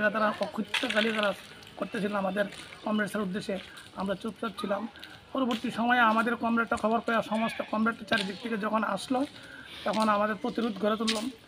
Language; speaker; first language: Bangla; native; Bangla